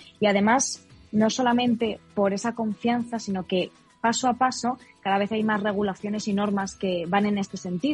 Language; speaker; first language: Spanish; native; Spanish